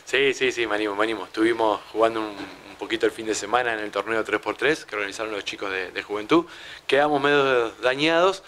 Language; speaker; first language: Spanish; native; Spanish